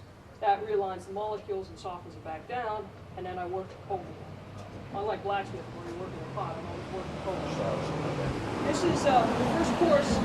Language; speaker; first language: English; native; English